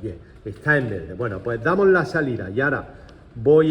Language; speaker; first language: Spanish; native; Spanish